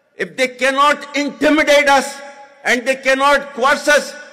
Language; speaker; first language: English; non-native, local second language; Urdu